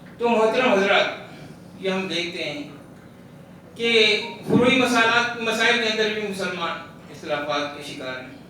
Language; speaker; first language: Urdu; non-native, local second language; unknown